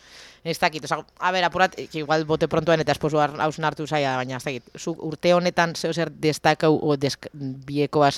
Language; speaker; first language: Basque; native; Basque